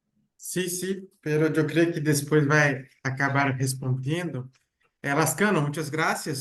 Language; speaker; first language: Spanish; non-native, fluent; Portuguese